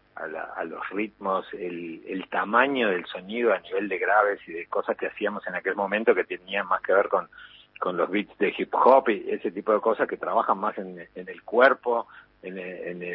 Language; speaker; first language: Spanish; native; Spanish